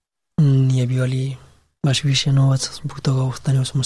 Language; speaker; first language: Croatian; non-native, learner; Pashto